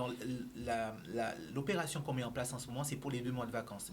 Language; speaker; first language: French; native; French